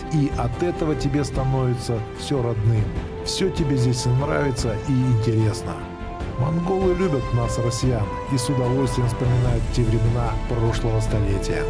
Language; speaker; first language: Russian; native; Russian